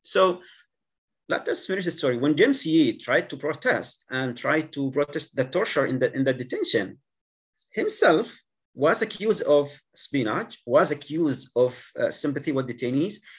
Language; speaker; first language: English; non-native, fluent; Arabic